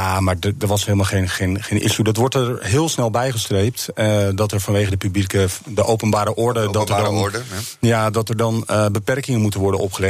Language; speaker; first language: Dutch; native; Dutch